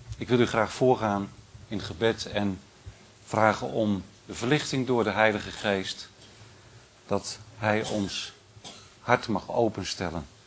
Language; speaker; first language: Dutch; native; Dutch